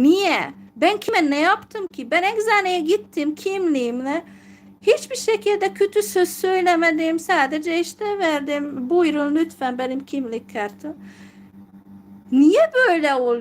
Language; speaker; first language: Turkish; non-native, fluent; Hungarian